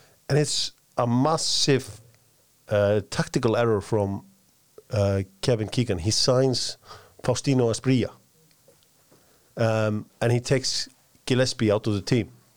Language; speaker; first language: English; non-native, fluent; Icelandic